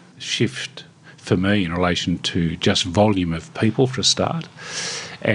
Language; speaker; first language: English; native; English